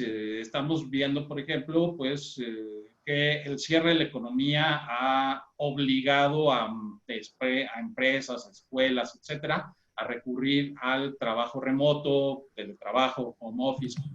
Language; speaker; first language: Spanish; native; Spanish